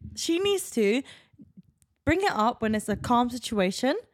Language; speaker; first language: English; native; English